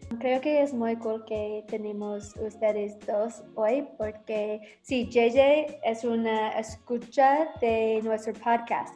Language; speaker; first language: Spanish; non-native, learner; English